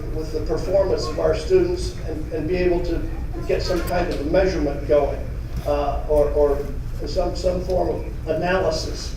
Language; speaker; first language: English; native; English